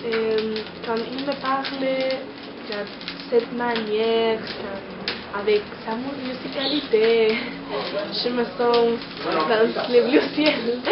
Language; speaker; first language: French; non-native, learner; Spanish